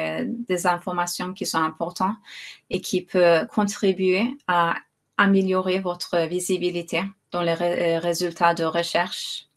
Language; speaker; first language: French; non-native, fluent; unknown